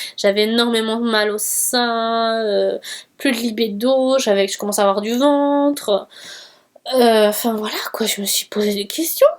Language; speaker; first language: French; early bilingual, other home language; Portuguese